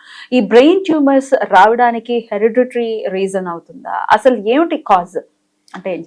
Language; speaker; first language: Telugu; native; Telugu